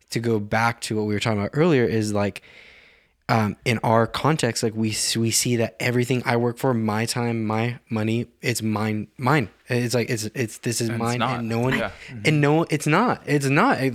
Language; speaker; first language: English; native; English